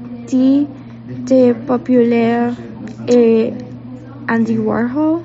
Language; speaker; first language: French; non-native, learner; English